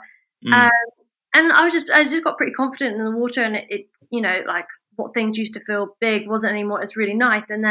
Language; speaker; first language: English; native; English